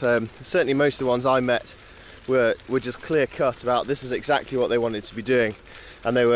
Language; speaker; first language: English; native; English